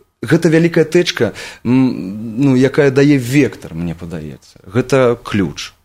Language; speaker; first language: Belarusian; non-native, local second language; Russian